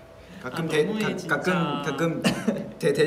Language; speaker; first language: Korean; non-native, fluent; Vietnamese